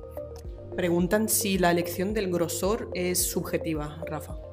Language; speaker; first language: Spanish; native; Spanish